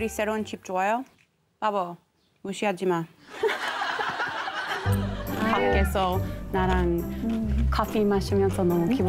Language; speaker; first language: Korean; non-native, learner; English